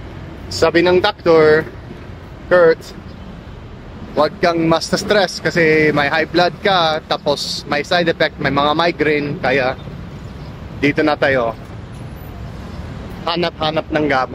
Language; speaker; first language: Filipino; non-native, learner; English